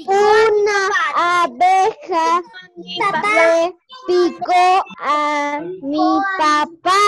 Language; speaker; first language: Spanish; native; Spanish